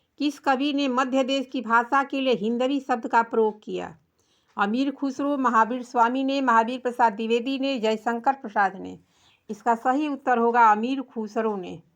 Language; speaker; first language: Hindi; native; Hindi